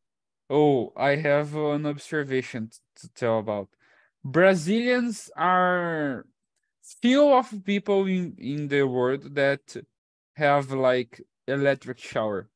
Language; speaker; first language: English; non-native, fluent; Portuguese